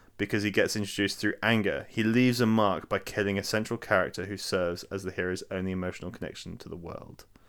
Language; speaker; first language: English; native; English